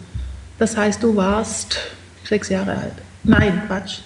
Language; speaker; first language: German; native; German